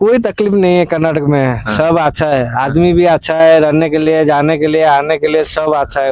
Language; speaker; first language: Hindi; non-native, local second language; Odia